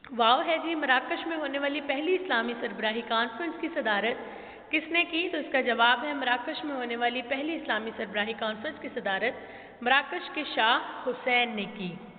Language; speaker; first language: Urdu; native; Urdu